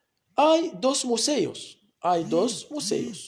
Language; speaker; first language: Spanish; non-native, fluent; Arabic